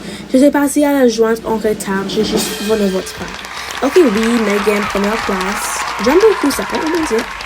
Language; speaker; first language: French; non-native, learner; English